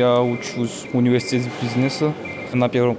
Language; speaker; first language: Russian; non-native, learner; Georgian